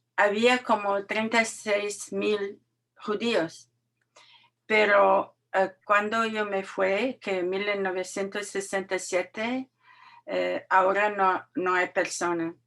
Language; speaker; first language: Spanish; non-native, learner; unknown